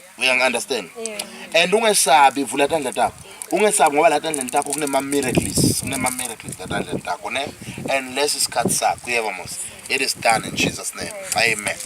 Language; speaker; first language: Zulu; non-native, local second language; Swati